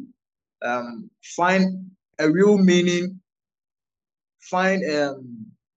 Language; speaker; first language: English; non-native, local second language; Ewe